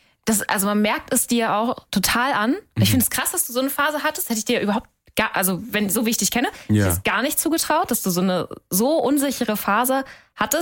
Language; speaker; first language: German; native; German